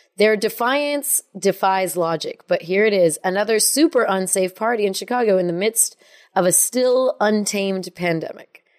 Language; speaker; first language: English; native; English